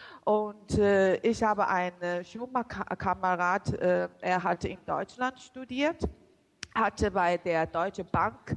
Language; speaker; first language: German; non-native, learner; Chinese